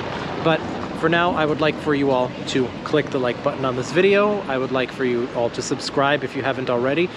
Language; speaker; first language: English; native; English